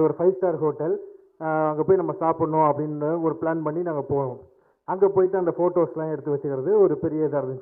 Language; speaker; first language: Tamil; native; Tamil